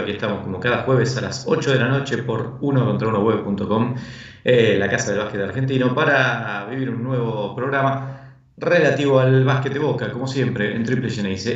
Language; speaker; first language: Spanish; native; Spanish